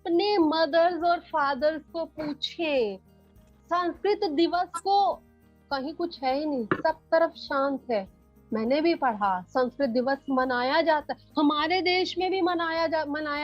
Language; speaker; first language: Hindi; native; Hindi